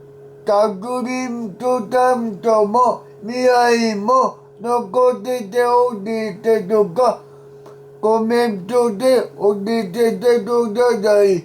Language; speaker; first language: Japanese; non-native, learner; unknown